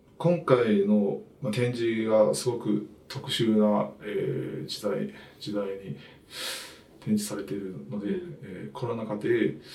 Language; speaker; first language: Japanese; non-native, fluent; Chinese